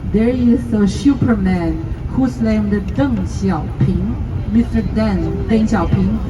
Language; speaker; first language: English; non-native, learner; Chinese